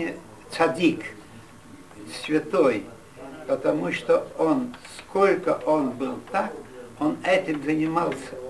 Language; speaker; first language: Russian; non-native, fluent; Yiddish